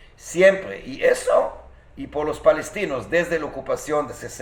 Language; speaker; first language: Spanish; non-native, fluent; Hebrew